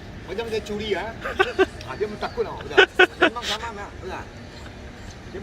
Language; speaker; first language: Indonesian; non-native, local second language; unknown